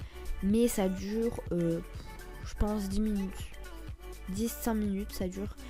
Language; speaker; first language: French; native; French